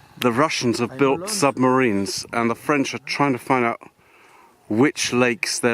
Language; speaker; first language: English; native; English